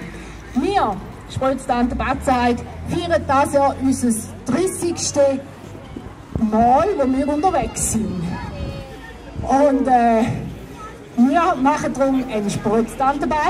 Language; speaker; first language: German; native; German